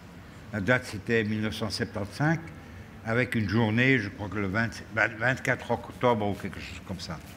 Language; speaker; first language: French; non-native, fluent; German